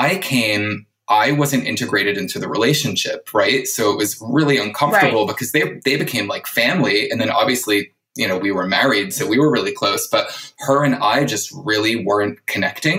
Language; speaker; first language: English; native; English